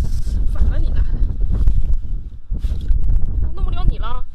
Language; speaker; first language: Chinese; native; Chinese